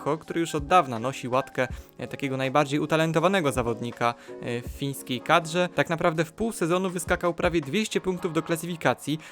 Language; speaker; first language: Polish; native; Polish